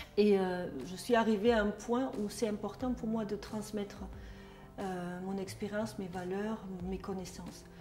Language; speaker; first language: French; non-native, fluent; German